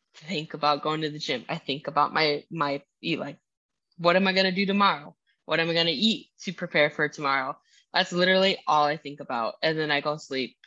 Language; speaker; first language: English; early bilingual, other home language; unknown